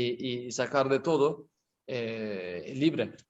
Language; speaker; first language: Spanish; non-native, learner; Turkish